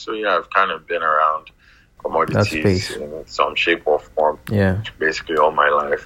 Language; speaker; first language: English; non-native, local second language; Yoruba